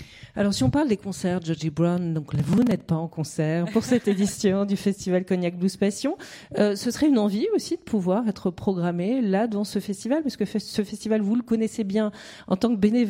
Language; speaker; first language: French; native; French